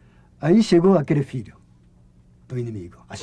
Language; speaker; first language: Portuguese; non-native, learner; Japanese